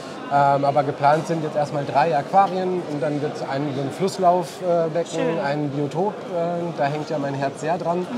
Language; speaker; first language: German; native; German